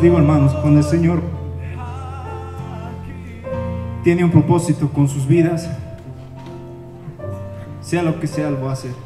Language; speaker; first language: Spanish; native; Spanish